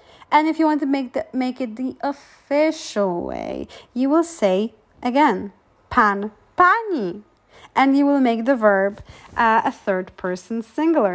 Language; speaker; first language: English; non-native, fluent; Polish